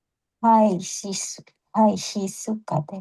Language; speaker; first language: Japanese; non-native, learner; Filipino